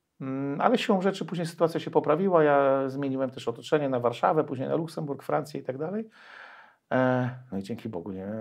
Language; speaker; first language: Polish; native; Polish